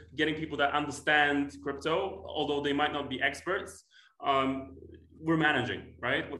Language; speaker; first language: English; non-native, fluent; Polish